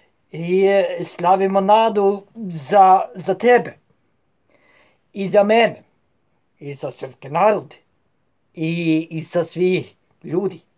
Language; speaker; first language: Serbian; non-native, fluent; Norwegian